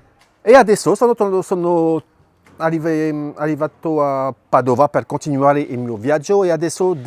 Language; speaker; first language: Italian; non-native, fluent; French